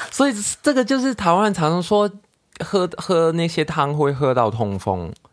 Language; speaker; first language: Chinese; non-native, local second language; Cantonese